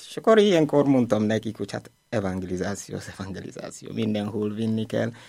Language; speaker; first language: Hungarian; non-native, learner; Igbo